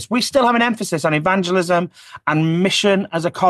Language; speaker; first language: English; native; English